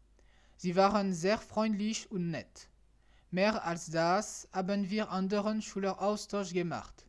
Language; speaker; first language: German; non-native, learner; French